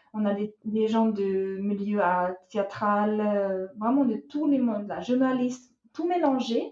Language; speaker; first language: French; non-native, fluent; Russian